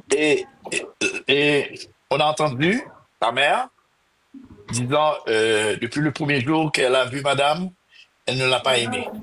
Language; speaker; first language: French; non-native, local second language; Haitian Creole